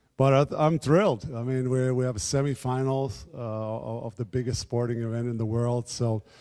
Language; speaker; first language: English; non-native, fluent; German